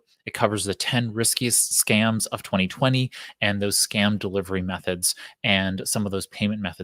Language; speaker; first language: English; native; English